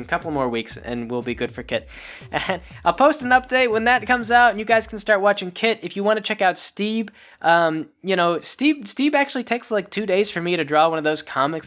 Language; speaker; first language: English; native; English